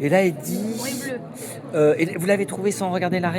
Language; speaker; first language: French; native; French